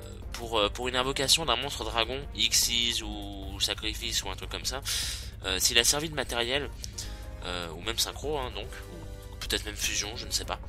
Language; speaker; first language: French; native; French